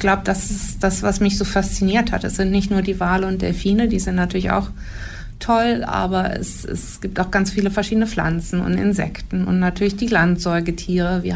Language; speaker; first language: German; native; German